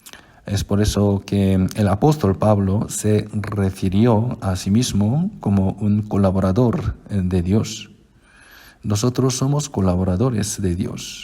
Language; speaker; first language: Spanish; non-native, fluent; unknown